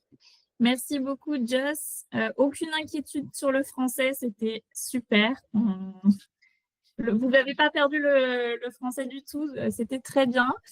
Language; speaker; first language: French; native; French